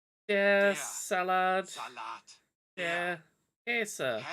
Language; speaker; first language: German; non-native, learner; English